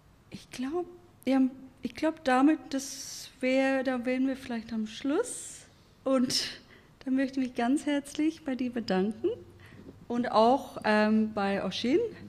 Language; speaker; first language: German; non-native, fluent; English